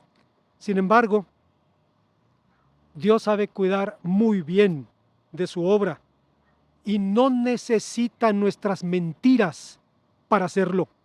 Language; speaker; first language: Spanish; native; Spanish